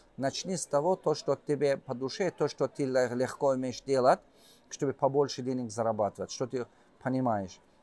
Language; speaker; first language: Russian; non-native, local second language; Tajik